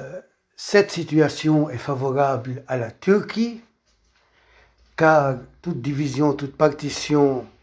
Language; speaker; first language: French; non-native, local second language; Arabic